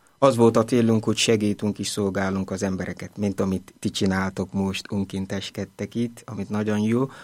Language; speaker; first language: Hungarian; non-native, learner; Igbo